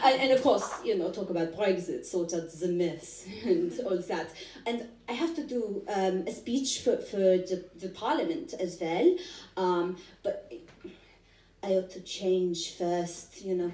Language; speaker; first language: English; native; English